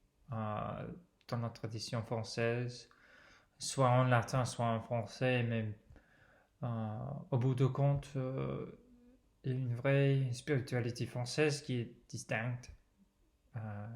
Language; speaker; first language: French; non-native, fluent; English